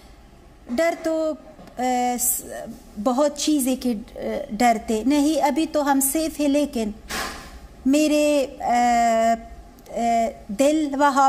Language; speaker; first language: Hindi; non-native, learner; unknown